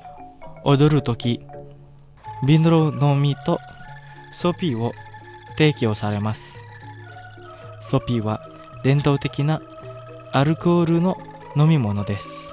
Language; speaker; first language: Japanese; non-native, fluent; Indonesian